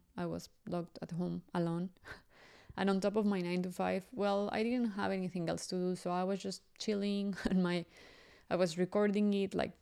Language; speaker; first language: English; non-native, fluent; Spanish